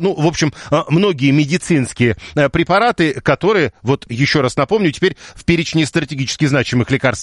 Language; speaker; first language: Russian; native; Russian